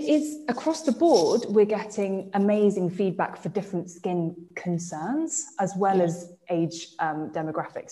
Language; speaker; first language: English; native; English